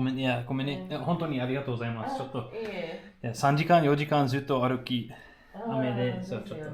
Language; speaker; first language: Japanese; non-native, learner; English